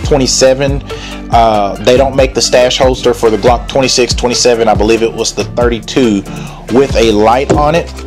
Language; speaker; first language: English; native; English